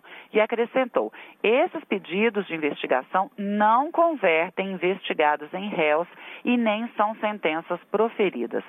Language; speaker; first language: Portuguese; native; Portuguese